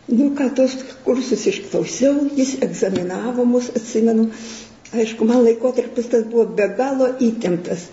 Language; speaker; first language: Lithuanian; native; Lithuanian